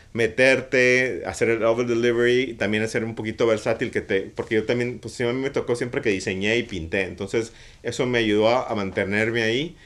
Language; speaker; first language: Spanish; native; Spanish